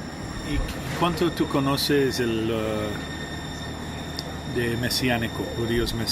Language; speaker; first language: Spanish; non-native, learner; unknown